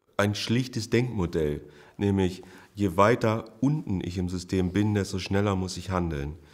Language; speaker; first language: German; native; German